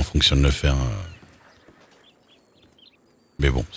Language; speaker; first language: French; native; French